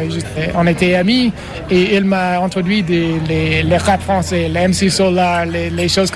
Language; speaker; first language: French; non-native, fluent; English